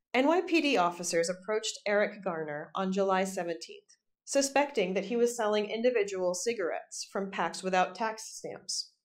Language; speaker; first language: English; native; English